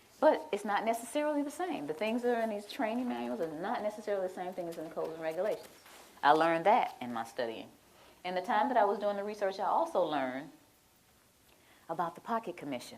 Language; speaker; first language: English; native; English